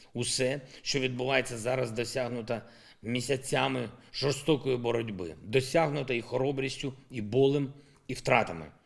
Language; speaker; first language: Ukrainian; non-native, local second language; Russian